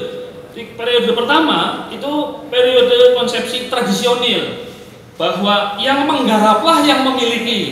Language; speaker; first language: Indonesian; native; Indonesian